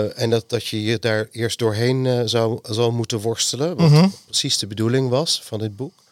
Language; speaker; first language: Dutch; native; Dutch